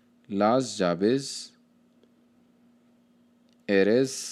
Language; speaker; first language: Spanish; non-native, learner; Hindi